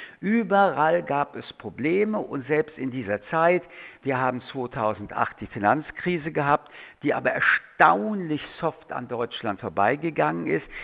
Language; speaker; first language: German; early bilingual, other home language; French